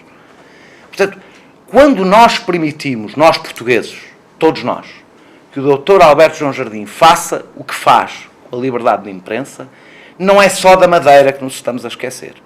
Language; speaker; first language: Portuguese; native; Portuguese